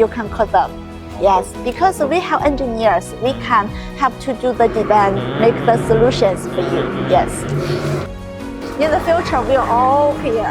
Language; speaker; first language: English; non-native, learner; Chinese